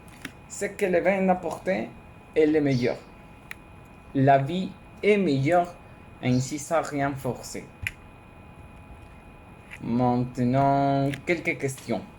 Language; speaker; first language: French; non-native, learner; Spanish